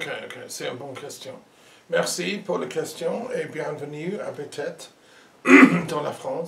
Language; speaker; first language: French; non-native, learner; English